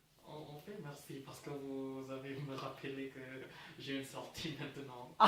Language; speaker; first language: French; non-native, fluent; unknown